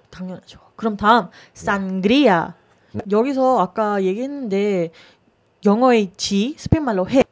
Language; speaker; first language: Korean; non-native, fluent; Spanish